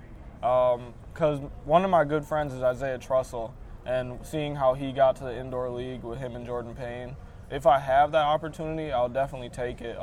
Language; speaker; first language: English; native; English